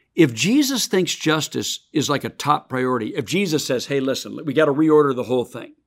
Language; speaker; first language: English; native; English